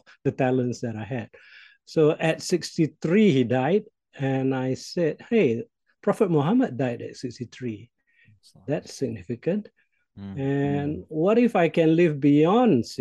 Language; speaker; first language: English; non-native, local second language; Malay